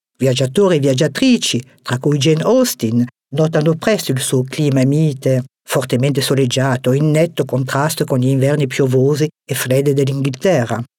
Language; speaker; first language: Italian; non-native, fluent; French